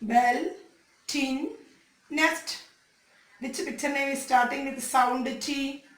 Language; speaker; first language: English; non-native, local second language; Malayalam